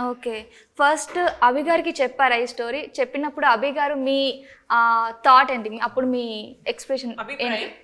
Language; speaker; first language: Telugu; native; Telugu